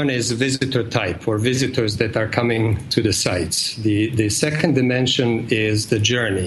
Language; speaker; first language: English; non-native, fluent; Bosnian